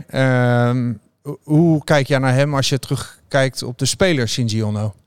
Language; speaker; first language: Dutch; native; Dutch